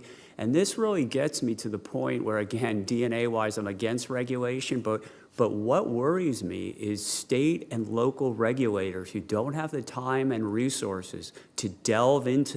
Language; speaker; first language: English; native; English